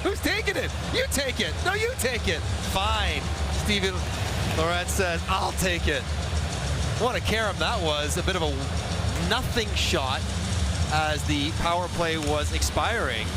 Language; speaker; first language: English; native; English